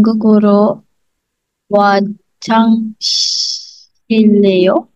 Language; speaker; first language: Korean; non-native, learner; Filipino